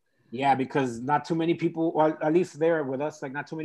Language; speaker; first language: English; early bilingual, other home language; Spanish